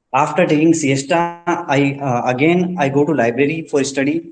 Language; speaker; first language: English; non-native, learner; Hindi